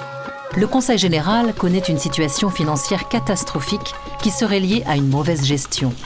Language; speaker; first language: French; native; French